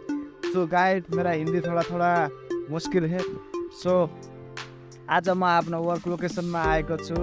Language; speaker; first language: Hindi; non-native, learner; Nepali